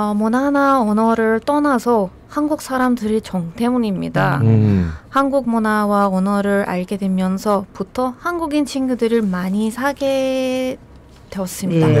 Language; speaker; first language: Korean; non-native, fluent; Persian